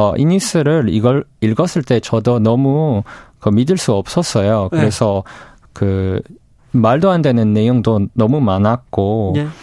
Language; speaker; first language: Korean; non-native, fluent; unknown